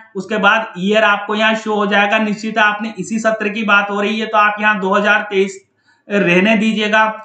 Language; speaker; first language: Hindi; native; Hindi